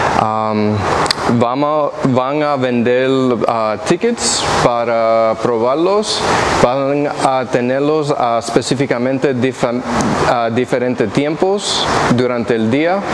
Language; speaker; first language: Spanish; early bilingual, heritage; English